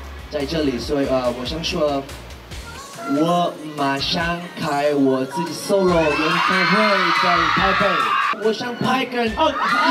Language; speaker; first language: Chinese; non-native, learner; Korean